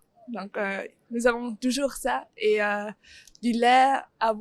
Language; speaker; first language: French; non-native, learner; German